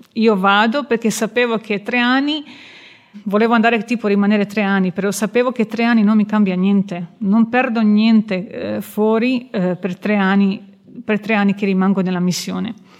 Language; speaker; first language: Italian; non-native, fluent; Croatian